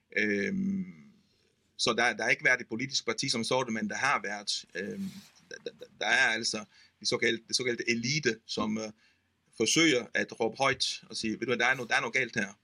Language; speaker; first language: Danish; non-native, fluent; Italian